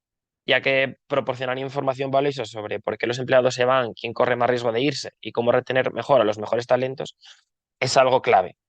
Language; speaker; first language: Spanish; native; Spanish